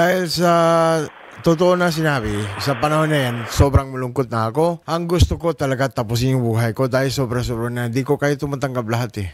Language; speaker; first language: Filipino; non-native, learner; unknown